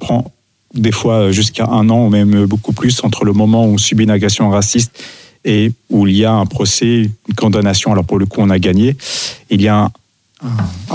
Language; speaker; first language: French; native; French